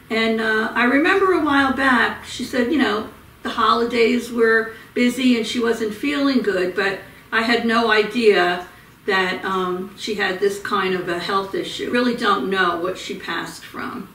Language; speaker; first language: English; native; English